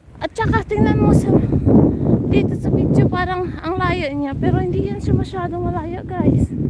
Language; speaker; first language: Filipino; non-native, local second language; Hiligaynon